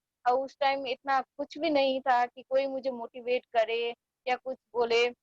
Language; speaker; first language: Hindi; non-native, fluent; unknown